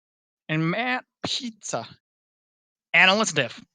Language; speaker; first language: English; native; English